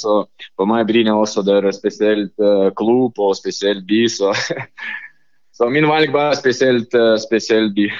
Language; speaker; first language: Norwegian; non-native, learner; Lithuanian